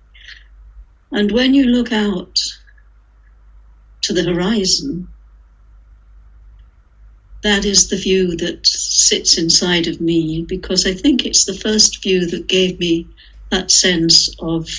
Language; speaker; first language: English; native; English